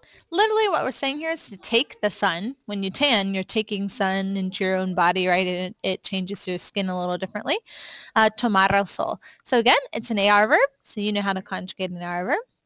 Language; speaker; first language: English; native; English